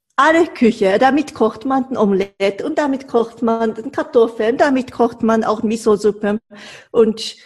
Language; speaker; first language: German; non-native, fluent; Japanese